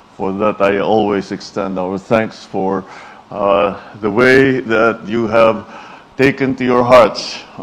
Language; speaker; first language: English; non-native, local second language; Filipino